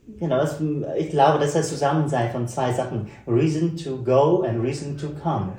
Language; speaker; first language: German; non-native, fluent; Vietnamese